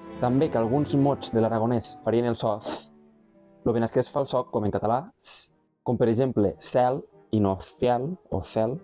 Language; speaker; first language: Catalan; native; Catalan